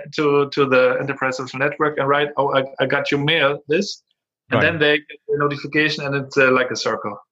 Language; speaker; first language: English; non-native, fluent; German